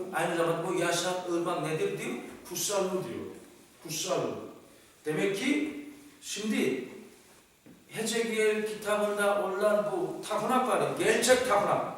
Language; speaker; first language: Turkish; non-native, fluent; Korean